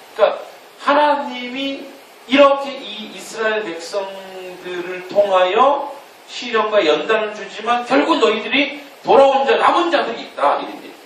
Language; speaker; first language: Korean; native; Korean